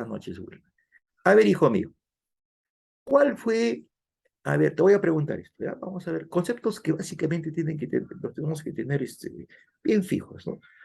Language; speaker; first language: Spanish; native; Spanish